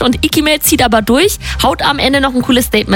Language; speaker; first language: German; native; German